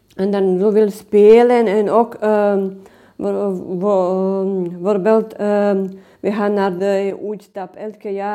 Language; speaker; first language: Dutch; non-native, learner; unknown